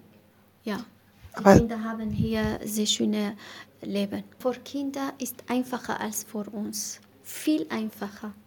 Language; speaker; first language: German; non-native, learner; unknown